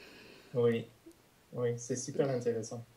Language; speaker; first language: French; non-native, fluent; English